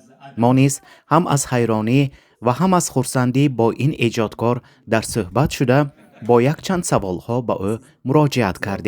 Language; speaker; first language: Persian; native; Persian